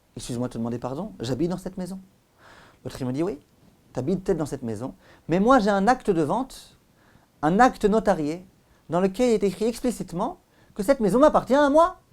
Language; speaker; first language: French; native; French